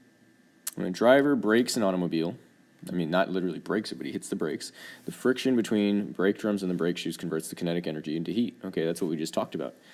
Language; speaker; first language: English; native; English